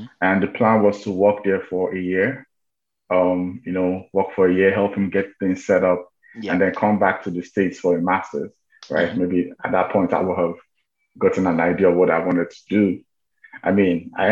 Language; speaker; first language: English; non-native, local second language; Yoruba